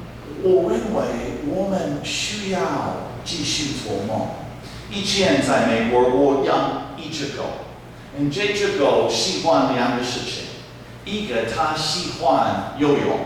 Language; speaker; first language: Chinese; non-native, fluent; English